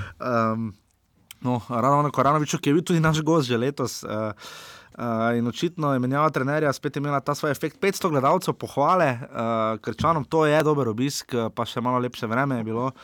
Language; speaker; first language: Slovenian; native; Slovenian